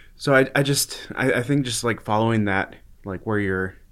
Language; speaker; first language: English; native; English